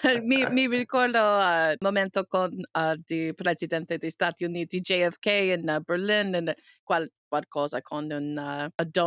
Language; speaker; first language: Italian; non-native, learner; English